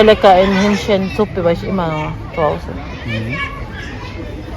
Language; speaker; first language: German; non-native, learner; Cebuano